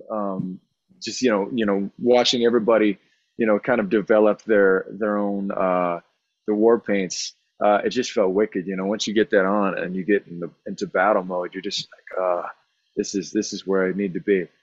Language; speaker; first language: English; native; English